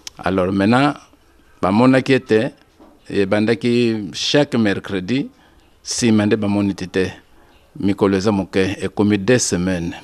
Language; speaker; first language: Lingala; non-native, local second language; Kongo